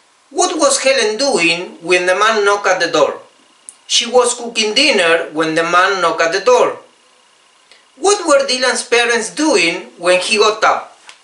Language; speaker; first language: English; non-native, fluent; Spanish